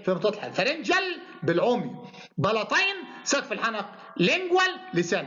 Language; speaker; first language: Arabic; native; Arabic